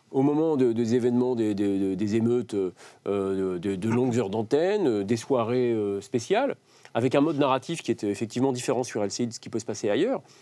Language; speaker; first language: French; native; French